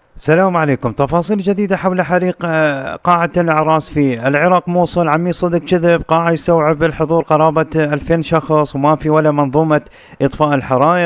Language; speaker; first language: Arabic; native; Arabic